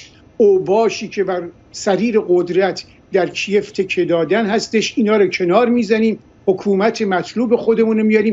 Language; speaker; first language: Persian; native; Persian